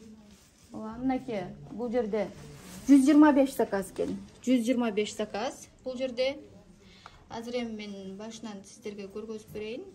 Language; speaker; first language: Kyrgyz; native; Kyrgyz